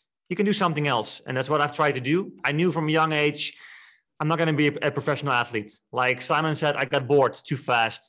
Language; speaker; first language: English; non-native, fluent; Dutch